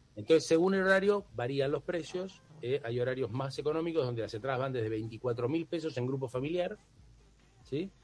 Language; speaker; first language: Spanish; native; Spanish